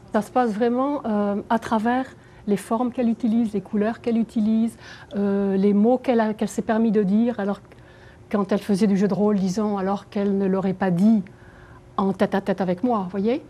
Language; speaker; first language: French; native; French